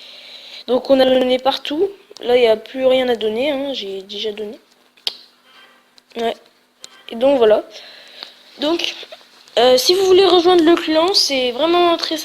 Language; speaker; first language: French; native; French